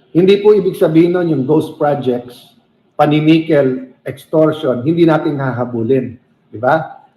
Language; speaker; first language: Filipino; native; Filipino